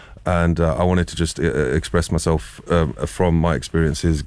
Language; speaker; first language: English; native; English